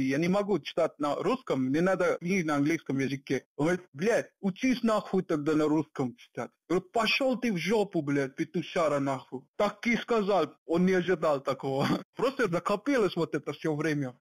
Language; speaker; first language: Russian; non-native, fluent; Hindi